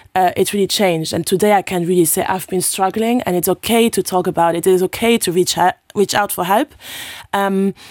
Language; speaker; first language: English; non-native, fluent; Luxembourgish